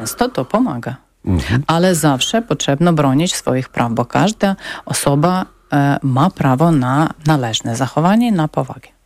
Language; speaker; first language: Polish; non-native, learner; Ukrainian